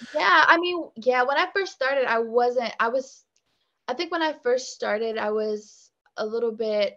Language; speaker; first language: English; native; English